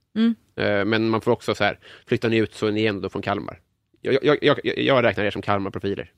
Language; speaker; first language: Swedish; native; Swedish